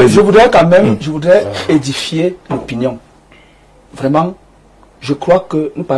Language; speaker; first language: French; native; French